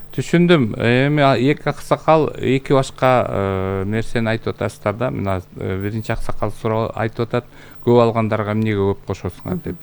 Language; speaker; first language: Kyrgyz; native; Kyrgyz